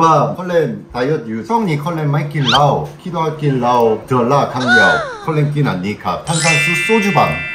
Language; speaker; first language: Thai; non-native, fluent; Korean